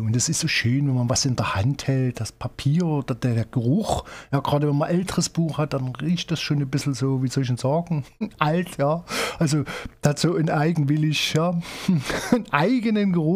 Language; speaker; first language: German; native; German